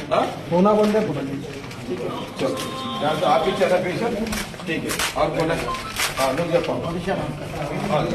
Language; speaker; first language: Hindi; non-native, local second language; Telugu